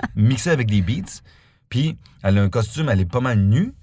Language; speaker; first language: French; native; French